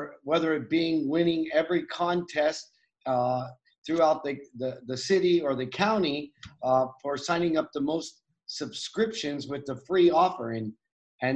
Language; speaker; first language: English; native; English